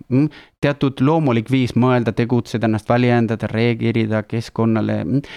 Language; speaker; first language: Estonian; non-native, fluent; Spanish